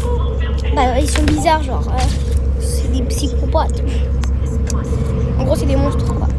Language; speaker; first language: French; native; French